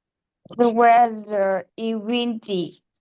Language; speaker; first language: English; non-native, learner; Vietnamese